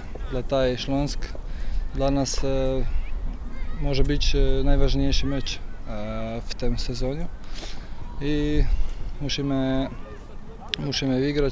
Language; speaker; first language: Polish; non-native, learner; Croatian